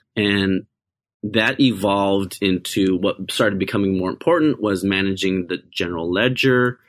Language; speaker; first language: English; native; English